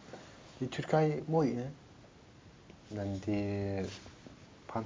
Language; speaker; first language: Dutch; non-native, learner; Turkish